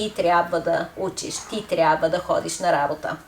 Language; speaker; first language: Bulgarian; non-native, fluent; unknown